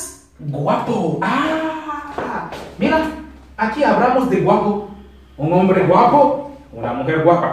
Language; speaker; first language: Spanish; non-native, learner; Haitian Creole